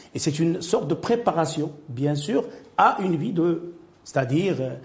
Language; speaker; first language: French; non-native, local second language; Arabic